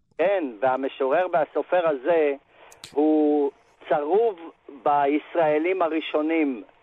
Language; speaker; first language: Hebrew; native; Hebrew